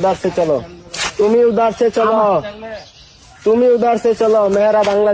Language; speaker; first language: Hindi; non-native, learner; Bangla